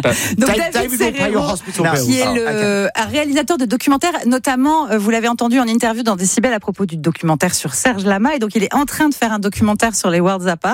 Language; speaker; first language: French; native; French